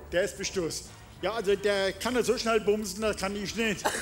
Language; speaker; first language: German; native; German